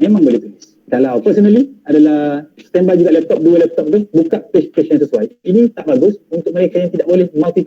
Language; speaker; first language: Malay; native; Malay